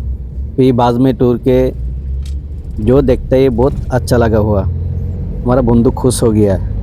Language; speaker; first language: Hindi; non-native, learner; Bangla